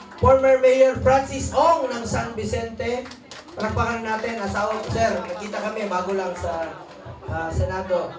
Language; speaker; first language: Filipino; non-native, local second language; Hiligaynon